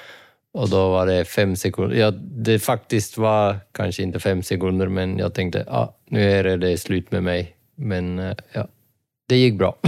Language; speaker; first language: Swedish; non-native, fluent; Dutch